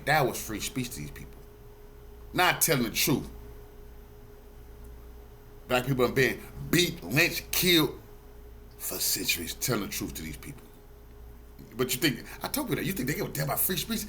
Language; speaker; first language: English; native; English